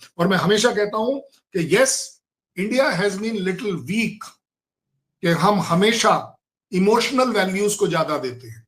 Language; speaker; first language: Hindi; native; Hindi